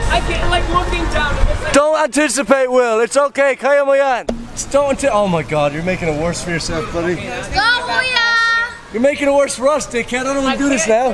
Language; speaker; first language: English; native; English